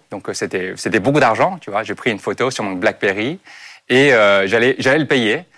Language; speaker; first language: French; non-native, fluent; Chinese